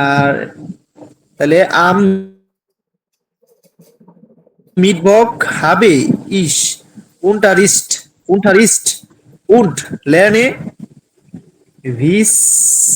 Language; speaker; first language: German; non-native, learner; Bangla